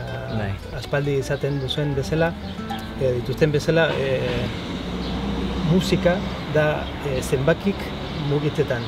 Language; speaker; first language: Basque; non-native, learner; Spanish